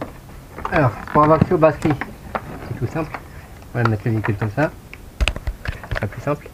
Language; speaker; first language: French; native; French